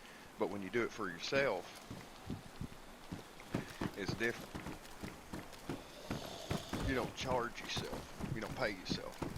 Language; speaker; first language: English; native; English